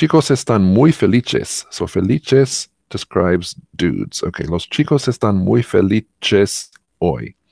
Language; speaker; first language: Spanish; non-native, learner; English